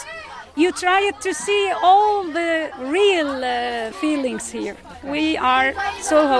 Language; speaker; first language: English; non-native, learner; Turkish